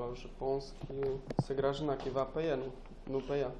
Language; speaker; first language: French; non-native, learner; Polish